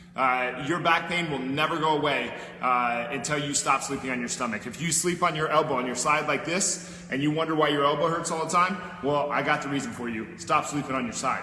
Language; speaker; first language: English; native; English